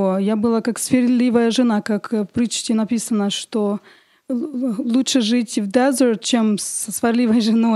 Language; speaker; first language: Russian; early bilingual, heritage; Russian